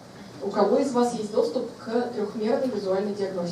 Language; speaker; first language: Russian; native; Russian